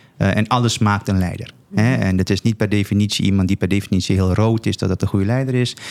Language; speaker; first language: Dutch; native; Dutch